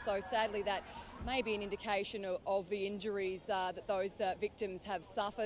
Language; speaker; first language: English; native; English